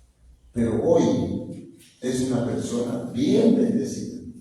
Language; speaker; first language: Spanish; native; Spanish